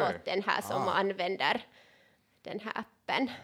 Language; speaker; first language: Swedish; non-native, local second language; Finnish